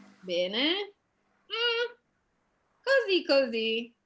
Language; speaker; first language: Italian; non-native, fluent; English